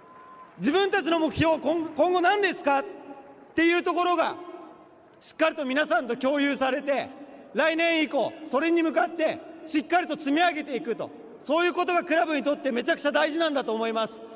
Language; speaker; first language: Japanese; native; Japanese